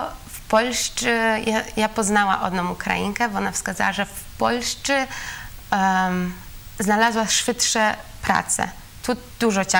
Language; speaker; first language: Ukrainian; non-native, learner; Polish